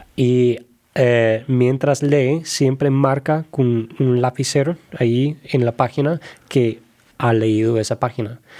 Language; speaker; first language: Spanish; non-native, fluent; English